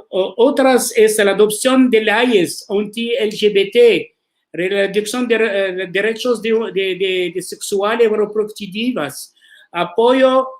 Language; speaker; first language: Spanish; non-native, learner; Arabic